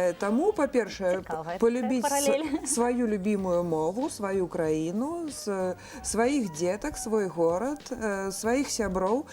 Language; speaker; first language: Belarusian; non-native, local second language; Russian